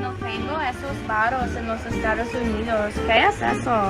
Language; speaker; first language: Spanish; non-native, learner; English